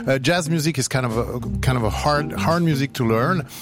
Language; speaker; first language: English; non-native, fluent; French